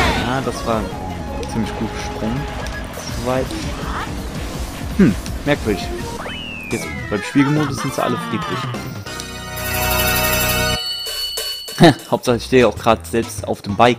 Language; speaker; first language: German; native; German